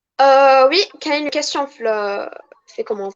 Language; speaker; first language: French; non-native, local second language; Arabic